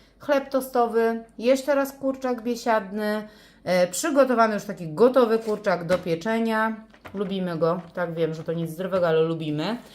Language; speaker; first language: Polish; native; Polish